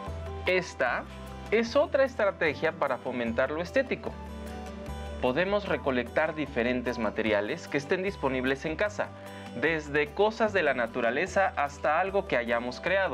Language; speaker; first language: Spanish; native; Spanish